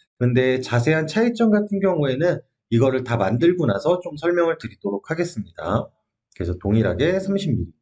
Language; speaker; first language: Korean; native; Korean